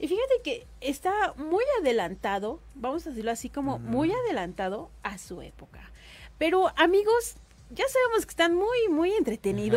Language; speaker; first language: Spanish; native; Spanish